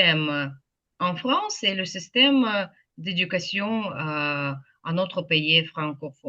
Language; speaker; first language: French; non-native, fluent; Ukrainian